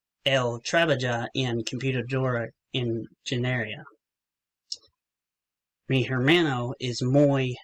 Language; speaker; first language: Spanish; non-native, learner; English